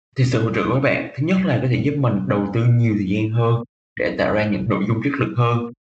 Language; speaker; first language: Vietnamese; native; Vietnamese